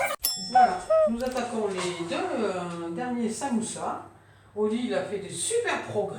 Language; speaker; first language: French; native; French